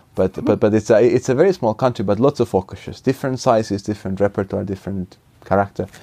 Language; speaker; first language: English; non-native, fluent; Finnish